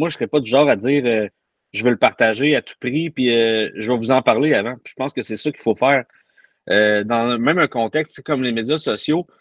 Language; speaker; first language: French; native; French